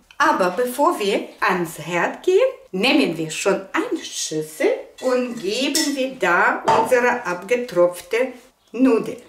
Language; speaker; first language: German; non-native, fluent; Russian